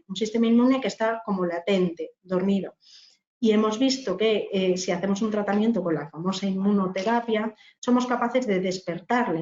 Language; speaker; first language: Spanish; native; Spanish